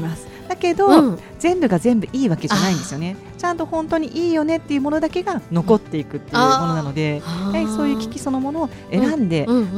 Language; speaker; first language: Japanese; native; Japanese